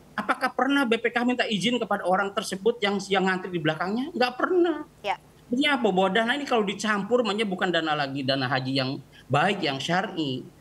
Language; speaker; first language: Indonesian; native; Indonesian